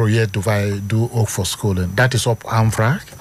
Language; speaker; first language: Dutch; non-native, learner; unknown